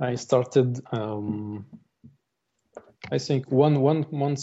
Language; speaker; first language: English; non-native, learner; German